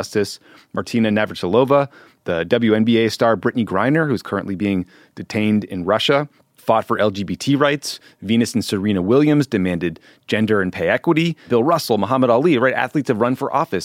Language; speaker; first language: English; native; English